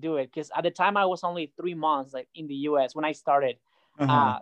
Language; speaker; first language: English; non-native, fluent; Spanish